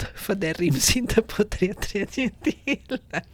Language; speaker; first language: Swedish; non-native, fluent; Portuguese